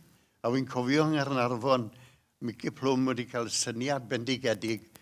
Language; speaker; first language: Welsh; native; Welsh